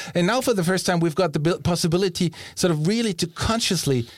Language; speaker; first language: English; non-native, fluent; German